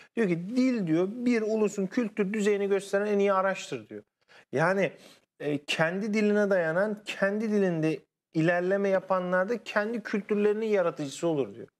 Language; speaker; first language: Turkish; native; Turkish